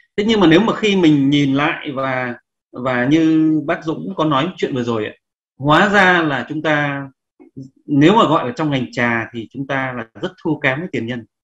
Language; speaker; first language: Vietnamese; native; Vietnamese